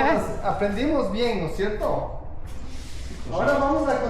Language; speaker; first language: Spanish; native; Spanish